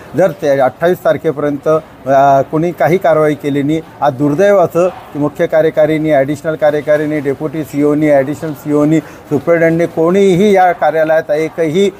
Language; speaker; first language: Marathi; non-native, local second language; Urdu